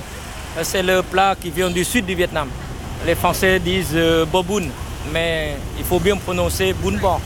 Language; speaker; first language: French; non-native, fluent; Vietnamese